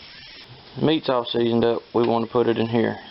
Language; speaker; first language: English; native; English